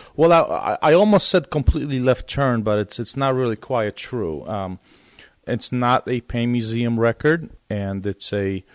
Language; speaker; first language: English; non-native, fluent; Polish